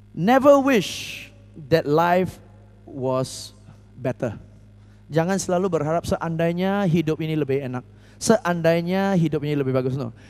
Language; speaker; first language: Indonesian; non-native, fluent; English